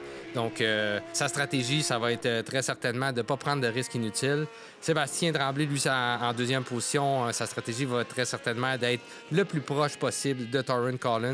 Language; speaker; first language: French; native; French